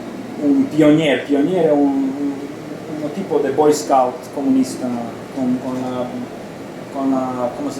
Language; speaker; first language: Spanish; non-native, learner; Romanian